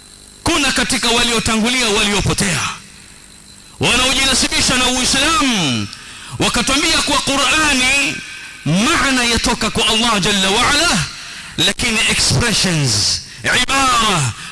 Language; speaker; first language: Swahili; native; Swahili